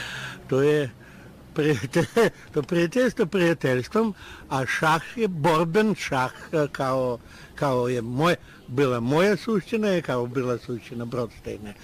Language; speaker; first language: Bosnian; non-native, learner; Russian